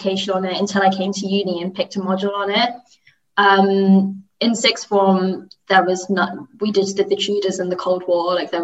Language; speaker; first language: English; native; English